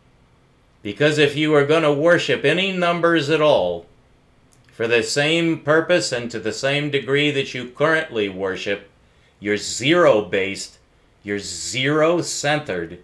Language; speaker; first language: English; native; English